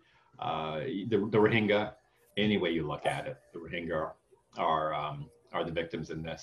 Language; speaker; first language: English; native; English